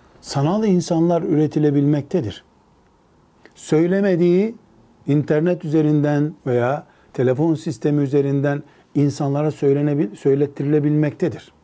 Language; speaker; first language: Turkish; native; Turkish